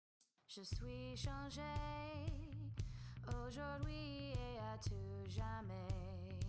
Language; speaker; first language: French; non-native, learner; English